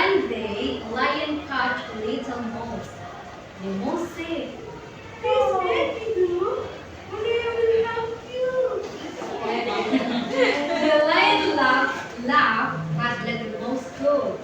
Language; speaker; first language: English; non-native, learner; Indonesian